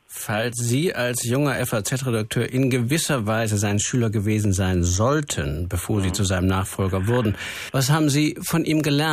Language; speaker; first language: German; native; German